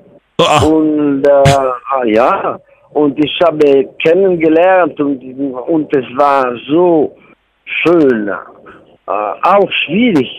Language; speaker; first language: German; non-native, learner; Italian